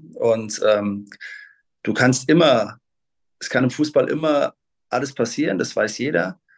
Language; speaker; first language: German; native; German